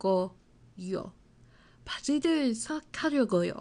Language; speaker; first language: Korean; non-native, learner; English